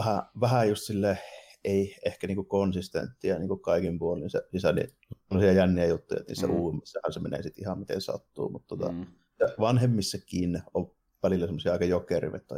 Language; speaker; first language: Finnish; native; Finnish